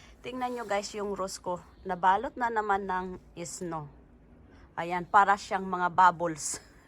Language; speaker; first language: Filipino; native; Filipino